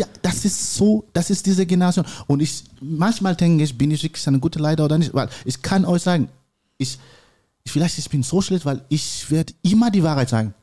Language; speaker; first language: German; non-native, learner; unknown